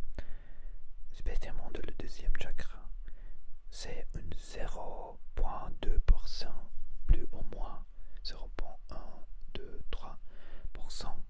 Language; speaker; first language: French; non-native, learner; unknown